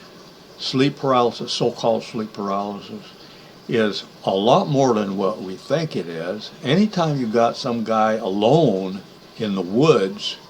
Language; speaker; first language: English; native; English